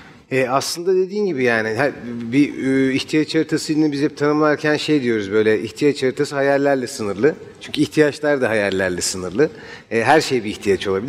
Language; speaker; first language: Turkish; native; Turkish